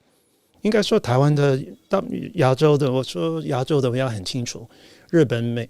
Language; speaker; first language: Chinese; non-native, fluent; English